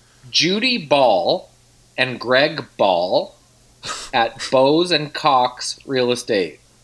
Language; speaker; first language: English; native; English